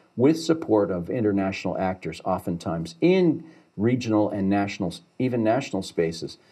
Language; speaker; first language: English; native; English